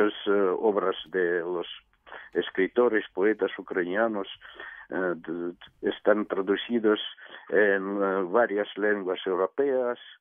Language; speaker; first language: Spanish; non-native, fluent; Russian